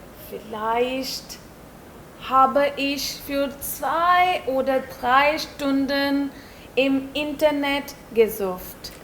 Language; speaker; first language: German; non-native, learner; Hindi